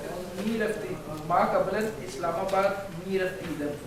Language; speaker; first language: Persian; non-native, learner; Urdu